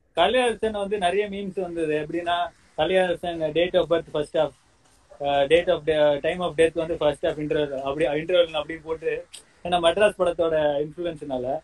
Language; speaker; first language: Tamil; native; Tamil